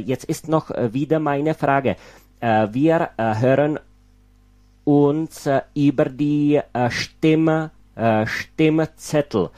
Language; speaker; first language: German; non-native, fluent; Czech